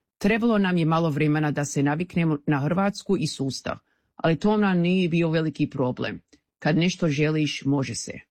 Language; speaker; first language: Croatian; early bilingual, heritage; Croatian